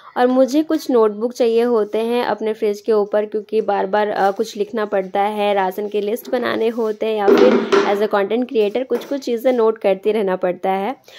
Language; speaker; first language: Hindi; native; Hindi